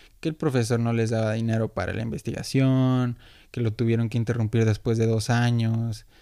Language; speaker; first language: Spanish; native; Spanish